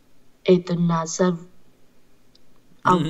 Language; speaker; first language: Russian; non-native, learner; Vietnamese